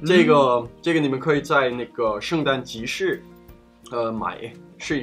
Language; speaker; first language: Chinese; non-native, fluent; Danish